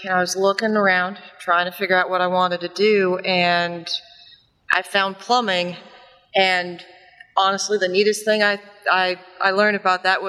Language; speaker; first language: English; native; English